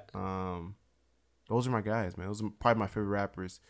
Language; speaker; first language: English; native; English